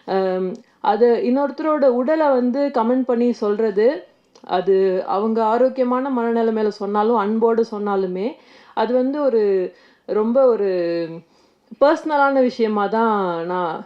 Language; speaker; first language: Tamil; native; Tamil